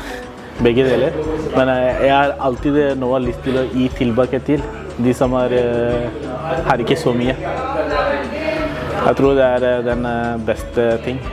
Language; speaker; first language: Norwegian; non-native, fluent; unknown